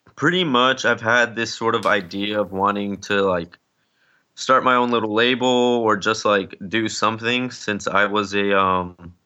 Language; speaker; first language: English; early bilingual, other home language; Spanish